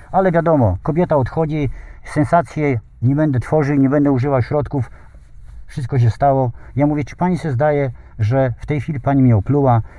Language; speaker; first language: Polish; native; Polish